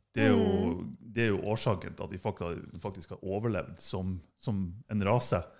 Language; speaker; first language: Norwegian; non-native, fluent; German